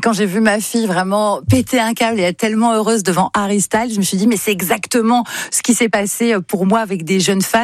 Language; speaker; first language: French; native; French